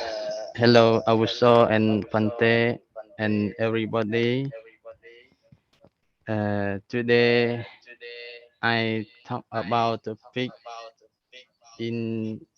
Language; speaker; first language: English; non-native, learner; Khmer